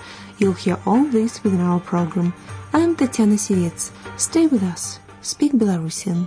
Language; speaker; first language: English; non-native, fluent; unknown